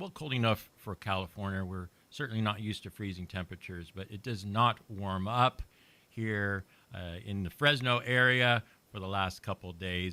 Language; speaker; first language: English; native; English